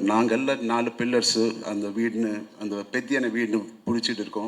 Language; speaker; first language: Tamil; non-native, local second language; Telugu